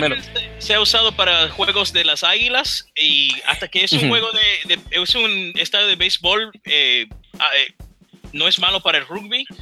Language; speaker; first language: Spanish; early bilingual, heritage; Spanish